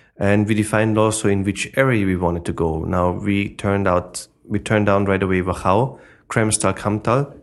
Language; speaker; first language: English; non-native, fluent; German